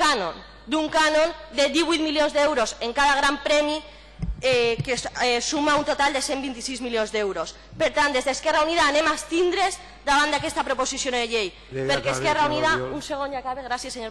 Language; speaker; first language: Catalan; native; Catalan